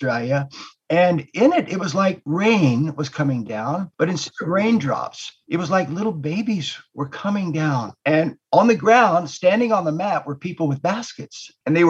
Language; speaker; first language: English; native; English